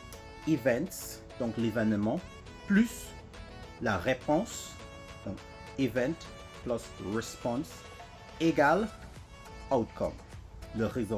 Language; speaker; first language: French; non-native, learner; English